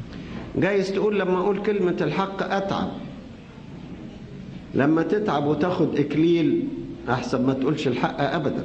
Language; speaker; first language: Arabic; native; Arabic